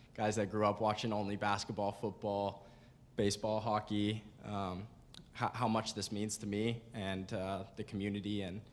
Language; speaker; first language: English; native; English